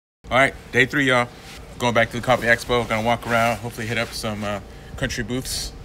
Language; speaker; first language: English; early bilingual, other home language; Spanish